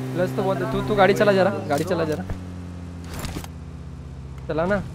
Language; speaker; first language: Hindi; non-native, local second language; Bangla